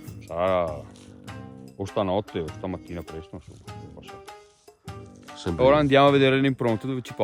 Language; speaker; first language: Italian; native; Italian